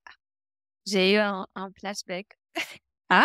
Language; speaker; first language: French; non-native, fluent; Romanian